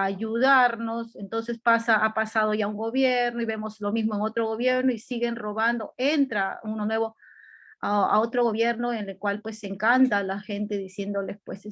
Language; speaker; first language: Spanish; native; Spanish